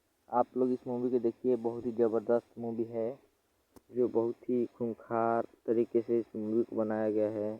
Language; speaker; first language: Hindi; non-native, local second language; Bhojpuri